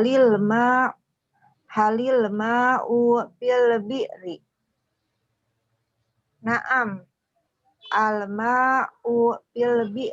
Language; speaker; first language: Arabic; non-native, learner; Indonesian